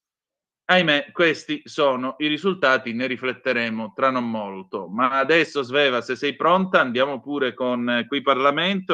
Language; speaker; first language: Italian; native; Italian